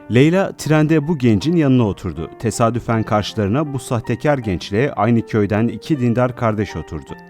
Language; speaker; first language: Turkish; native; Turkish